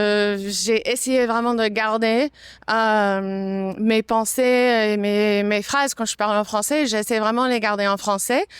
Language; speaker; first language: French; non-native, fluent; English